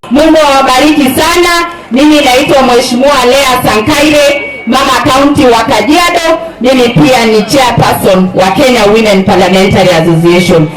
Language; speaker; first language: Swahili; non-native, local second language; Masai